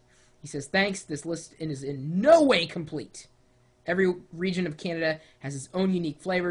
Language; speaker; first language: English; native; English